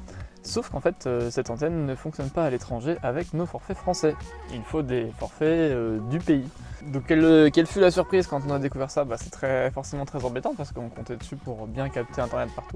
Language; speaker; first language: French; native; French